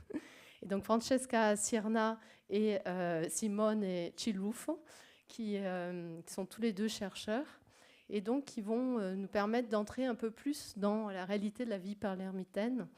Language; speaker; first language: French; native; French